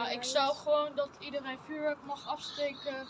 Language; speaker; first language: Dutch; early bilingual, other home language; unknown